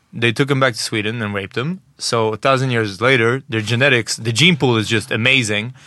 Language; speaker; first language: English; non-native, fluent; Swedish